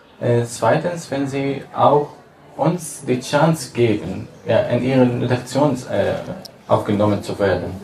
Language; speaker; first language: German; non-native, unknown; Arabic